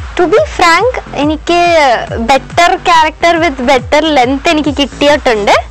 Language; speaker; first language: Malayalam; non-native, local second language; Konkani